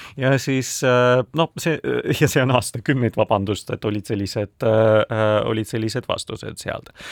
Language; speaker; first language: Estonian; non-native, local second language; Russian